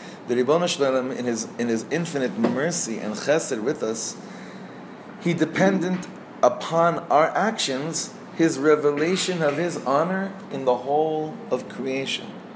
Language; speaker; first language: English; native; English